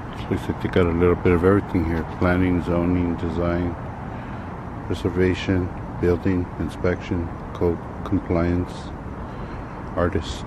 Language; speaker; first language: English; early bilingual, other home language; Spanish